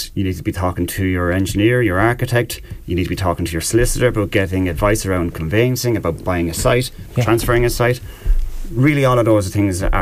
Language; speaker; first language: English; native; English